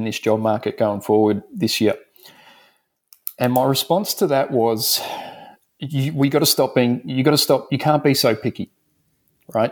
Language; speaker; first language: English; native; English